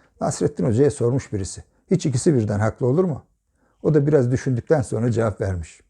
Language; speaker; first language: Turkish; native; Turkish